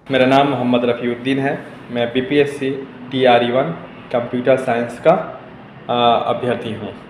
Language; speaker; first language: Hindi; native; Hindi